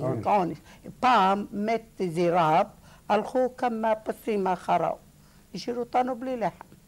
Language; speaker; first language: Hebrew; non-native, learner; Arabic